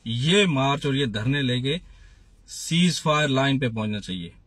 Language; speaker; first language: Urdu; non-native, local second language; Punjabi